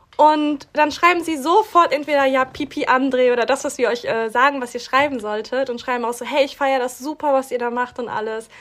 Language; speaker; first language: German; early bilingual, other home language; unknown